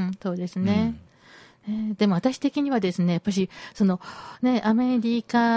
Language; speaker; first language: Japanese; native; Japanese